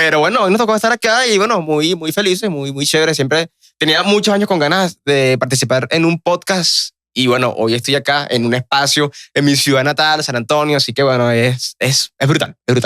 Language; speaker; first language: Spanish; native; Spanish